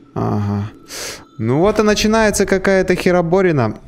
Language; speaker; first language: Russian; native; Russian